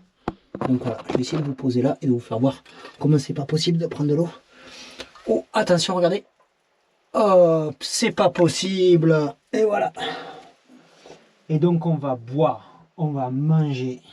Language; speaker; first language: French; native; French